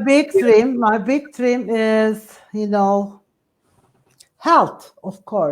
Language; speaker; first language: English; non-native, fluent; Turkish